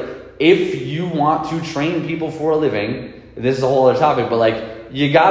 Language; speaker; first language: English; native; English